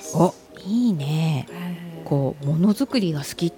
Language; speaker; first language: Japanese; native; Japanese